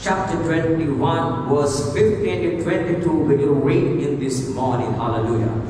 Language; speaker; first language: English; non-native, local second language; Sinhala